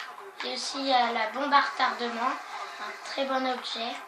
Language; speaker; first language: French; native; French